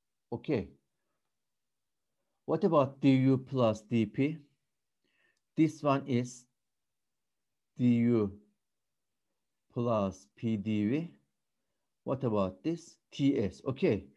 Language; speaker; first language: English; non-native, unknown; Turkish